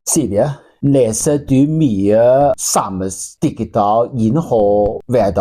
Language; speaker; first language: Norwegian; non-native, learner; Welsh